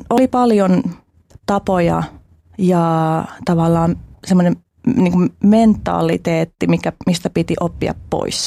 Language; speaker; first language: Finnish; early bilingual, other home language; Albanian